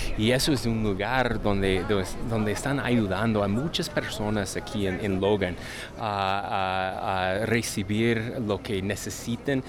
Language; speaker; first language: Spanish; non-native, fluent; English